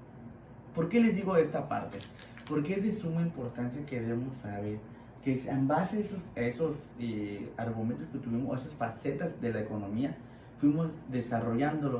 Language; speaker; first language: Spanish; native; Spanish